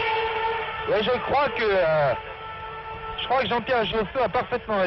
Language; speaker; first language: French; native; French